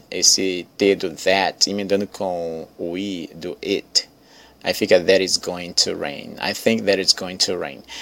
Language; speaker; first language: English; non-native, fluent; Portuguese